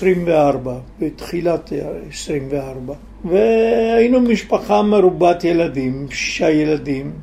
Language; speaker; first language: Hebrew; non-native, fluent; Italian